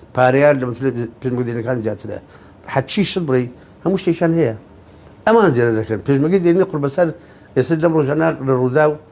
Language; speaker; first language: Central Kurdish; non-native, local second language; Gurani